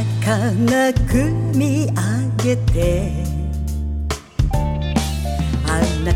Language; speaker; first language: Japanese; native; Japanese